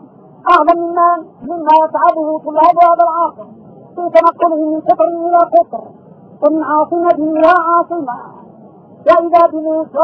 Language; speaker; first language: Arabic; native; Arabic